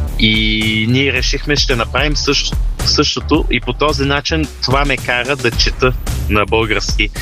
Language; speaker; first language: Bulgarian; early bilingual, heritage; Bulgarian